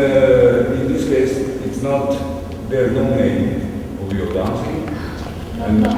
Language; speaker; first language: English; non-native, learner; Japanese